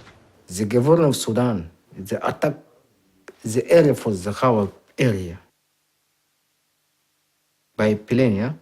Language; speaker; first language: English; non-native, learner; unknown